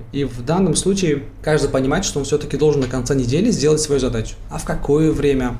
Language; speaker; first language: Russian; non-native, local second language; Tajik